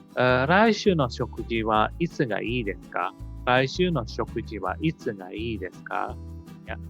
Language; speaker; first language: Japanese; non-native, fluent; Indonesian